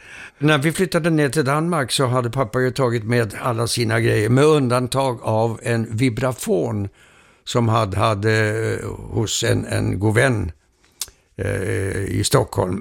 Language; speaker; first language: Swedish; early bilingual, heritage; Swedish